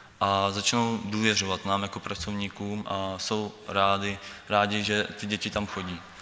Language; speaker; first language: Czech; native; Czech